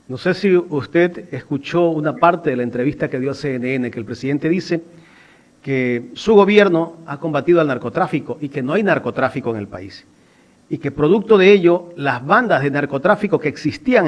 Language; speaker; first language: Spanish; native; Spanish